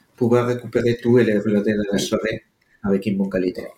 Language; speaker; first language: French; non-native, fluent; Spanish